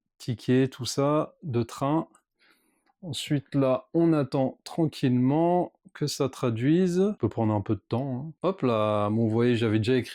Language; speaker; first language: French; native; French